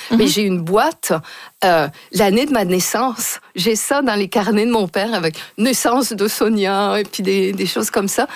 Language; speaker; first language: French; native; French